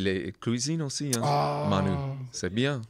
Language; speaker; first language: French; non-native, learner; English